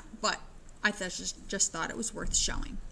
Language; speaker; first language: English; native; English